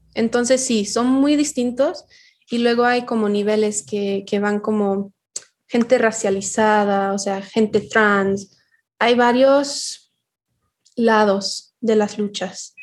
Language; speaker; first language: Spanish; non-native, fluent; English